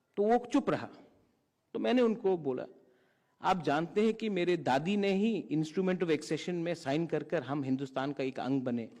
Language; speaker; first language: Hindi; non-native, local second language; Kok Borok